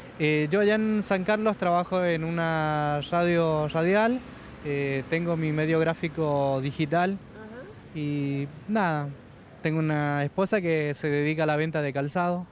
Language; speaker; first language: Spanish; native; Spanish